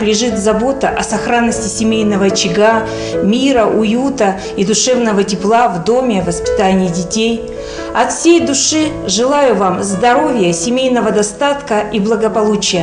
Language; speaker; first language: Russian; native; Russian